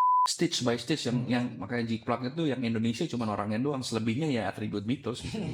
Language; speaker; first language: Indonesian; native; Indonesian